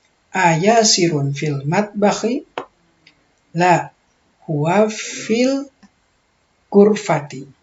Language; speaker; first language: Arabic; non-native, fluent; Indonesian